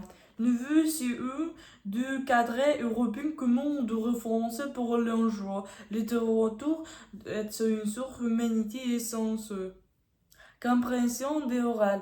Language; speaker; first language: French; non-native, learner; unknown